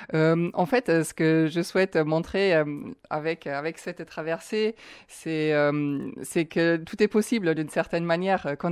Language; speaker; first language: French; non-native, fluent; German